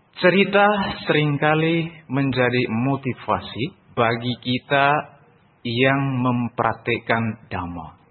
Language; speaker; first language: Indonesian; non-native, local second language; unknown